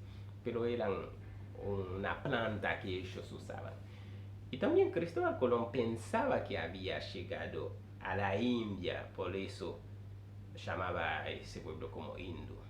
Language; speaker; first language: Spanish; non-native, fluent; Haitian Creole